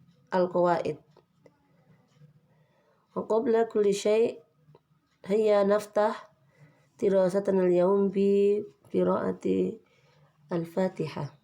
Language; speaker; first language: Arabic; non-native, fluent; Indonesian